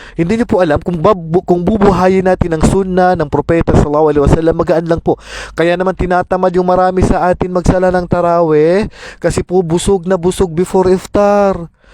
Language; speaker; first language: Filipino; non-native, local second language; Maranao